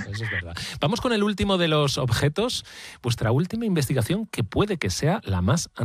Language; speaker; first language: Spanish; native; Spanish